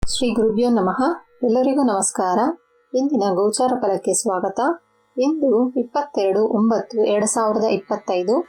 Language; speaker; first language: Kannada; native; Kannada